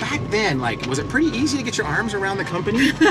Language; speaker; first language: English; native; English